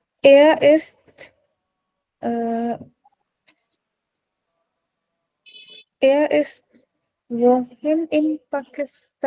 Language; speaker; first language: German; non-native, learner; Urdu